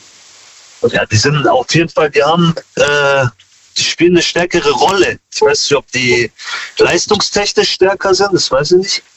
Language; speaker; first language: German; early bilingual, other home language; Kurdish